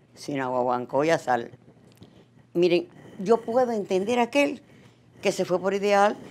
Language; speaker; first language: Spanish; native; Spanish